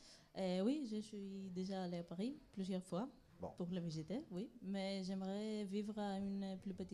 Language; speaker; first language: French; non-native, fluent; Greek